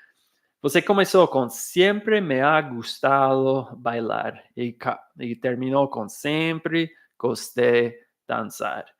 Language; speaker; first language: Portuguese; non-native, fluent; English